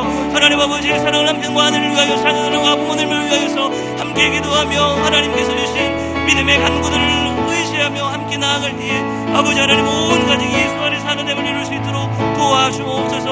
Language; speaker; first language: Korean; native; Korean